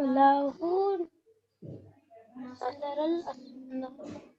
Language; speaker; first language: Arabic; non-native, learner; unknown